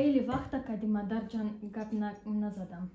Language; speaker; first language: Persian; non-native, learner; German